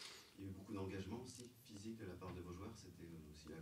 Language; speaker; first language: French; native; French